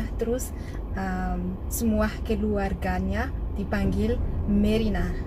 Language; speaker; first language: Indonesian; non-native, learner; Malagasy